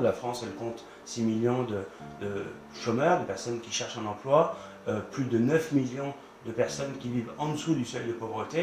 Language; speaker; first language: French; native; French